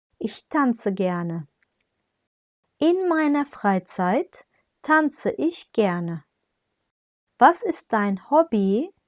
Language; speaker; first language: German; non-native, fluent; Turkish